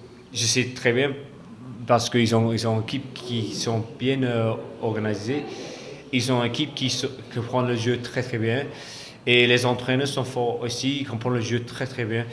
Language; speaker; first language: French; non-native, fluent; English